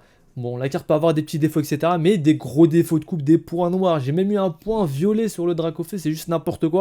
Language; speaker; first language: French; native; French